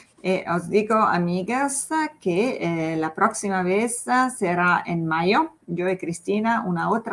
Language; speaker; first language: Spanish; non-native, fluent; Italian